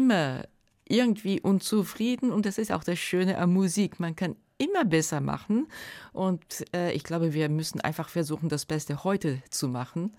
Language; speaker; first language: German; non-native, fluent; Japanese